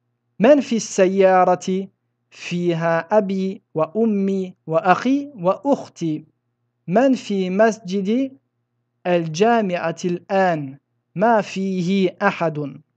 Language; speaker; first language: Arabic; non-native, fluent; French